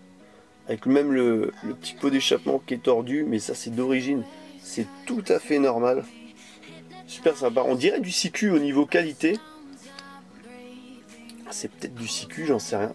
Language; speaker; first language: French; native; French